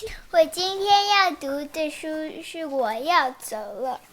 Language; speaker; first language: Chinese; early bilingual, heritage; Chinese